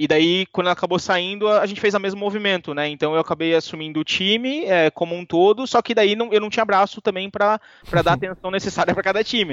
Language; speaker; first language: Portuguese; native; Portuguese